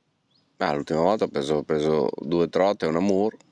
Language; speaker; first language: Italian; native; Italian